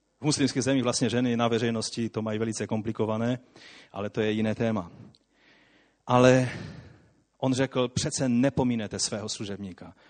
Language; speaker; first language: Czech; non-native, local second language; Polish